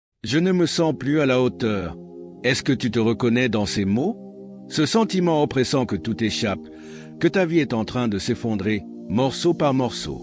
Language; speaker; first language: French; native; French